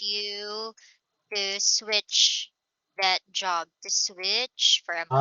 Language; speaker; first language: English; non-native, local second language; Filipino